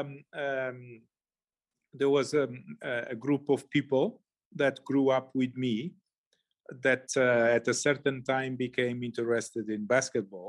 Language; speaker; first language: English; non-native, fluent; Portuguese